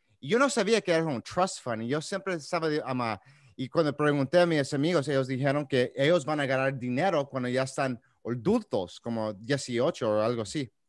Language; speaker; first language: Spanish; early bilingual, other home language; English